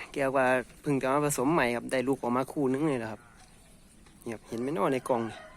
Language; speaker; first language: Thai; native; Thai